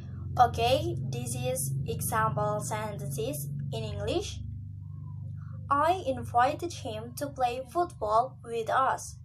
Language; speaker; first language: English; non-native, learner; Indonesian